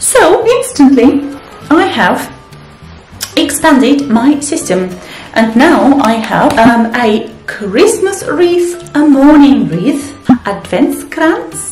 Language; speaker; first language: English; non-native, fluent; Russian